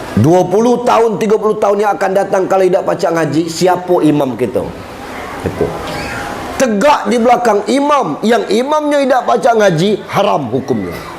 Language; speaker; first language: Malay; non-native, local second language; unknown